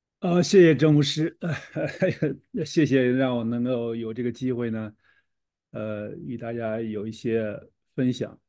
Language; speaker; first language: Chinese; native; Chinese